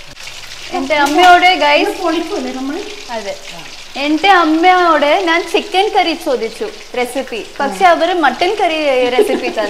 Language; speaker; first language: Malayalam; non-native, learner; Tamil